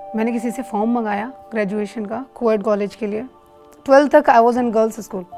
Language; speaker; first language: Hindi; native; Hindi